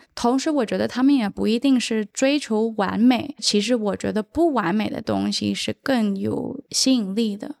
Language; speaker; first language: Chinese; early bilingual, heritage; Chinese